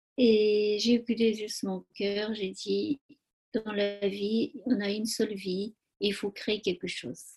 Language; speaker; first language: French; non-native, learner; Tibetan